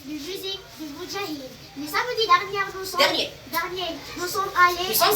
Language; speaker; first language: French; non-native, learner; Arabic